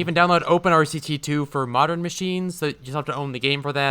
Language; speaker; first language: English; native; English